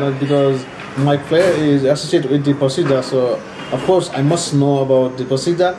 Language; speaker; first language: English; non-native, learner; Nepali